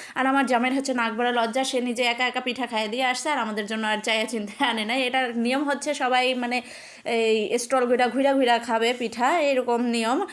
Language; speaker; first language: Bangla; native; Bangla